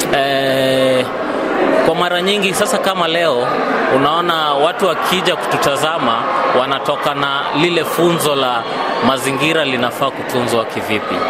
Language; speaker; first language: Swahili; native; Swahili